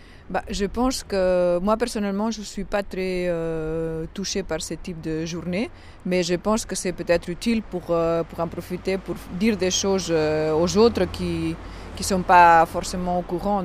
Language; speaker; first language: French; non-native, fluent; Spanish